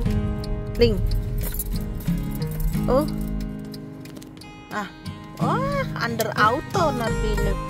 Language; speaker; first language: Dutch; non-native, learner; Indonesian